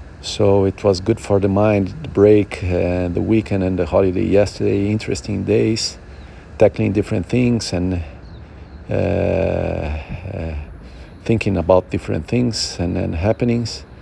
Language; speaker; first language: English; non-native, learner; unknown